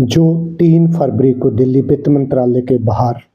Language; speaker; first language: Hindi; non-native, local second language; Punjabi